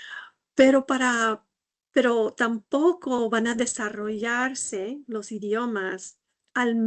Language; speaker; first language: Spanish; non-native, fluent; English